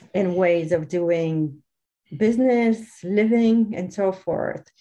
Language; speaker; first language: English; non-native, fluent; Bulgarian